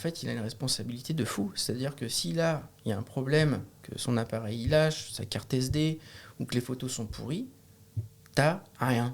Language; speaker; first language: French; native; French